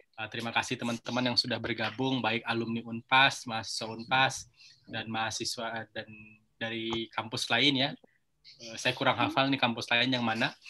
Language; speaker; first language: Indonesian; native; Indonesian